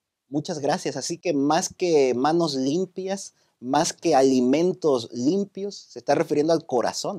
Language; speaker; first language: Spanish; native; Spanish